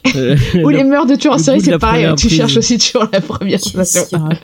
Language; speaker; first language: French; native; French